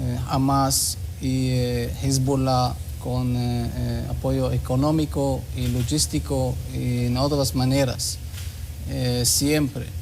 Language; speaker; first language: Spanish; non-native, learner; Hebrew